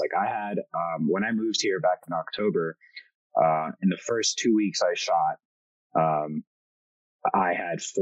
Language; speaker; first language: English; early bilingual, other home language; French